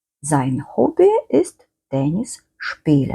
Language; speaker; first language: German; non-native, fluent; Ukrainian